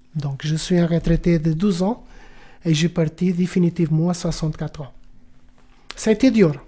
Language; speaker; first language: French; non-native, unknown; Portuguese